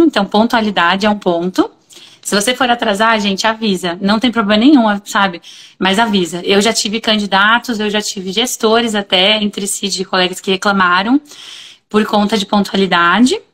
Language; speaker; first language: Portuguese; native; Portuguese